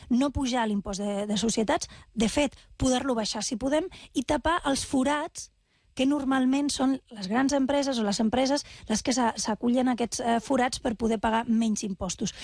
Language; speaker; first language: Catalan; non-native, local second language; Spanish